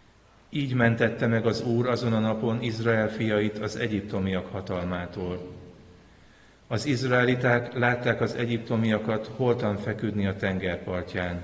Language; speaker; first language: Hungarian; native; Hungarian